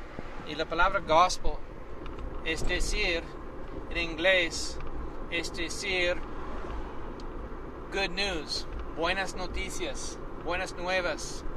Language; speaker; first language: Spanish; non-native, learner; English